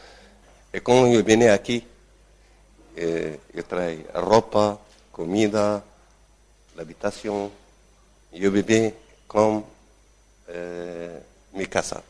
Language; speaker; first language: Spanish; non-native, learner; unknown